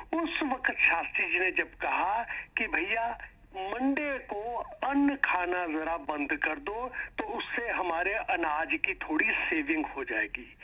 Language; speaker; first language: Hindi; native; Hindi